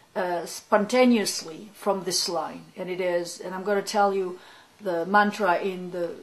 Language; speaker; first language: English; non-native, fluent; French